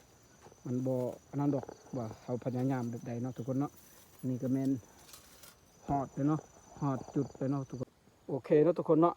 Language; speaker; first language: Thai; non-native, local second language; Northeastern Thai